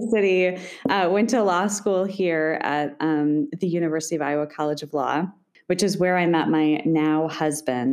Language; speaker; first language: English; native; English